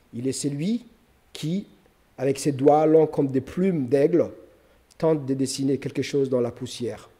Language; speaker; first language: French; non-native, local second language; Somali